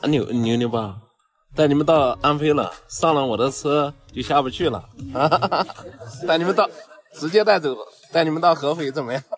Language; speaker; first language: Chinese; native; Chinese